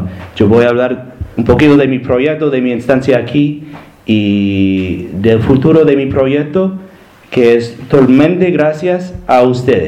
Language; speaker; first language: Spanish; non-native, learner; English